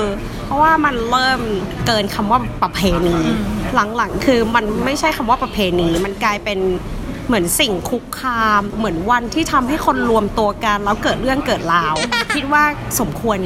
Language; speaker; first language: Thai; native; Thai